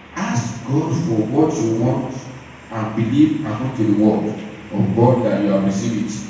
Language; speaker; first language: English; non-native, local second language; Yoruba